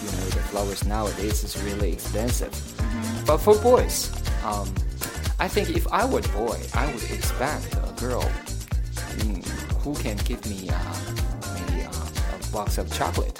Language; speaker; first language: English; non-native, fluent; Chinese